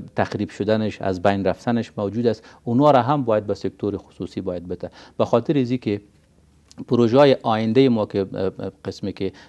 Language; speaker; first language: Persian; native; Persian